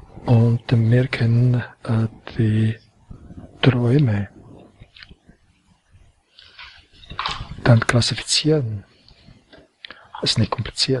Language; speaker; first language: German; non-native, fluent; Croatian